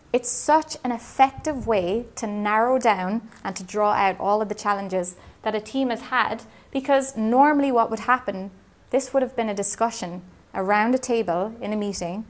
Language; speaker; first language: English; native; English